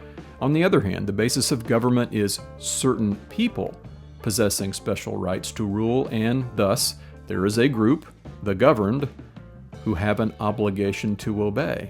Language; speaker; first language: English; native; English